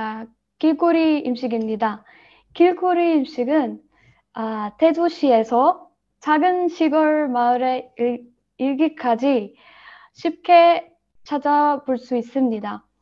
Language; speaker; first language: Korean; non-native, learner; Arabic